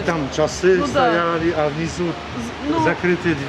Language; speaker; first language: Russian; non-native, learner; Polish